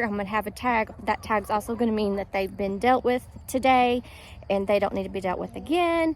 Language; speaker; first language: English; native; English